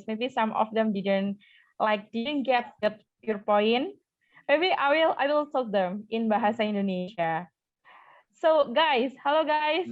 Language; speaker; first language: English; non-native, learner; Indonesian